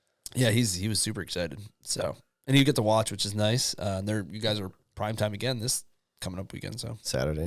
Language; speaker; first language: English; native; English